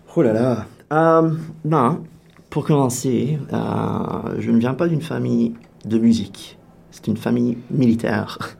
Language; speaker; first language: French; native; French